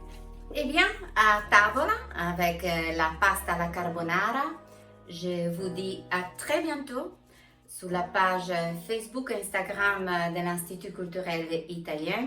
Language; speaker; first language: French; non-native, fluent; Italian